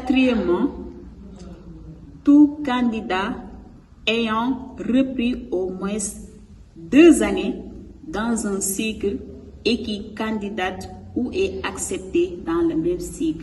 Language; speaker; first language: French; non-native, local second language; Wolof